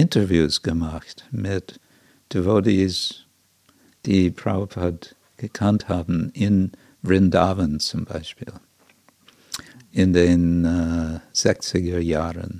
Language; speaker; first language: German; non-native, fluent; English